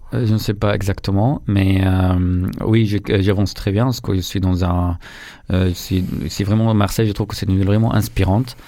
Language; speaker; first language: French; non-native, fluent; Arabic